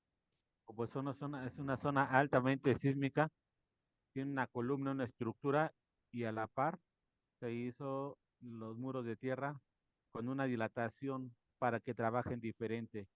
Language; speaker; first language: Spanish; native; Spanish